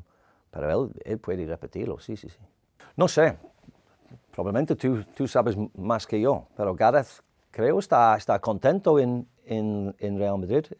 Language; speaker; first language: Spanish; non-native, learner; English